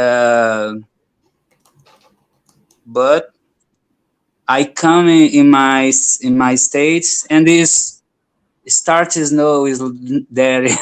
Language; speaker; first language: English; non-native, learner; Portuguese